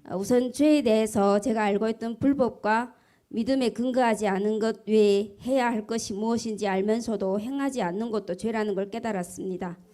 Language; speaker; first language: Korean; early bilingual, heritage; Korean